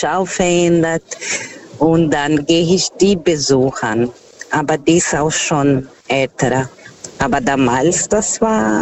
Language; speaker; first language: German; non-native, fluent; Portuguese